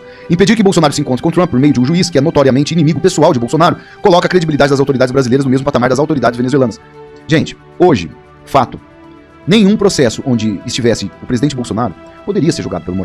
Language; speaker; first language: Portuguese; native; Portuguese